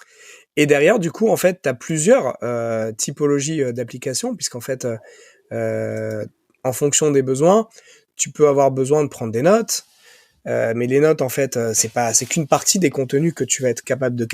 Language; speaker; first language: French; native; French